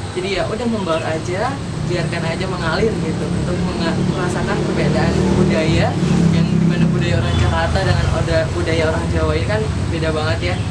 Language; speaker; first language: Indonesian; native; Indonesian